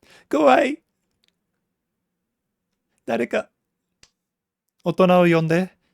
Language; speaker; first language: Japanese; non-native, fluent; English